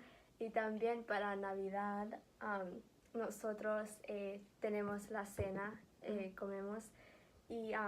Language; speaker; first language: Spanish; early bilingual, heritage; Spanish